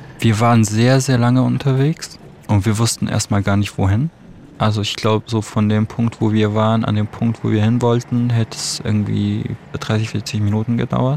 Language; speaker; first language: German; non-native, fluent; Arabic